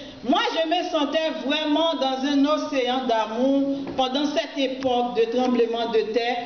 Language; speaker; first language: French; non-native, local second language; Haitian Creole